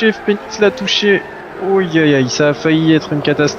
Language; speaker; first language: French; native; French